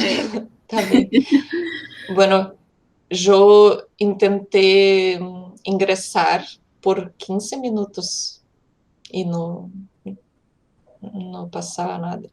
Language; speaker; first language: Spanish; non-native, fluent; Portuguese